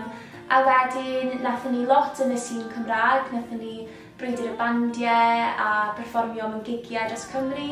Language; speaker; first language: Welsh; native; Welsh